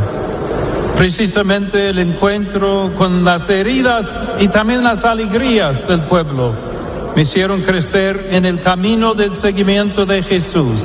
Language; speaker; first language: Spanish; non-native, fluent; English